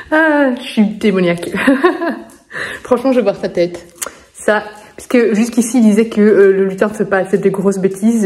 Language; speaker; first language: French; native; French